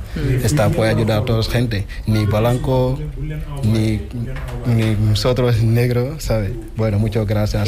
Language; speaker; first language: Spanish; non-native, learner; Wolof